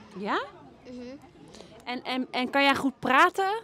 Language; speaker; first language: Dutch; native; Dutch